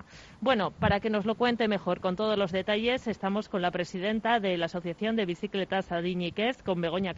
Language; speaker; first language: Spanish; native; Spanish